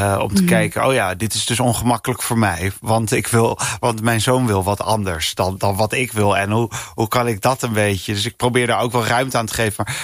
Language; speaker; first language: Dutch; early bilingual, other home language; English